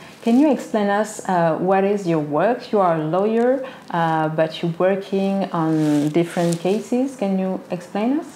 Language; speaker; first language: English; non-native, fluent; French